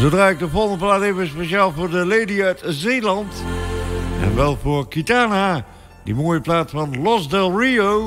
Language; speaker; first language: Dutch; native; Dutch